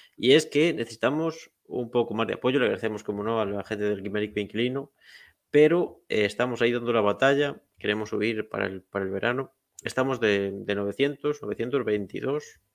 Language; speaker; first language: Spanish; native; Spanish